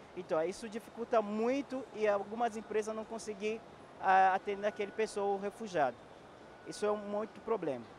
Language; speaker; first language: Portuguese; non-native, fluent; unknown